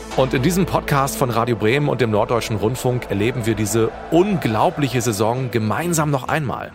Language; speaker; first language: German; native; German